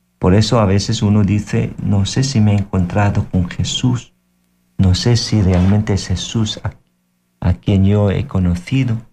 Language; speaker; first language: Spanish; non-native, fluent; Filipino